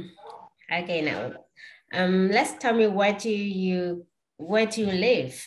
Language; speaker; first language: English; non-native, fluent; Vietnamese